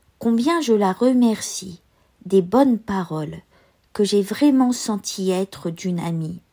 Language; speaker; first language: French; native; French